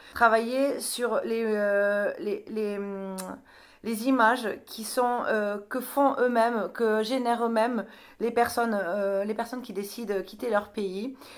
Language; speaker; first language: French; native; French